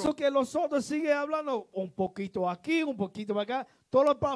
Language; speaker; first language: Spanish; non-native, learner; English